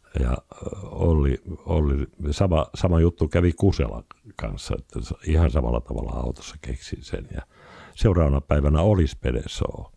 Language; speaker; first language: Finnish; native; Finnish